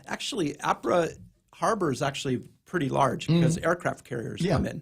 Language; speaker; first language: English; native; English